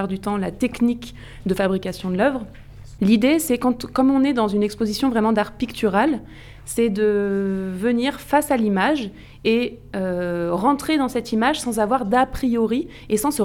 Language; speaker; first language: French; native; French